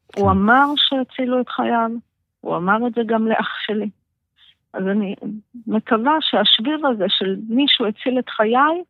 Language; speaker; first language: Hebrew; native; Hebrew